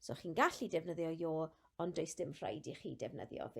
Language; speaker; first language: Welsh; non-native, local second language; English